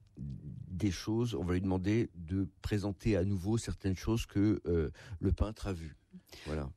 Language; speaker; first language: French; native; French